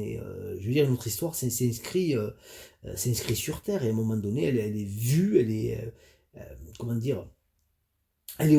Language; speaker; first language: French; native; French